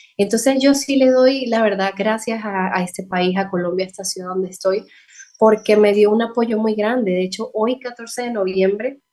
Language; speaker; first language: Spanish; native; Spanish